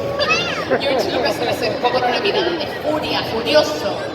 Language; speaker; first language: Spanish; native; Spanish